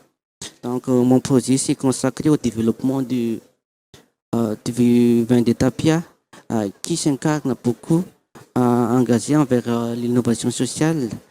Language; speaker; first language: French; non-native, local second language; Malagasy